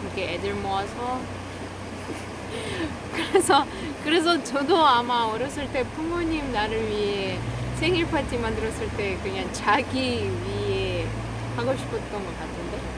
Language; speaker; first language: Korean; non-native, fluent; Russian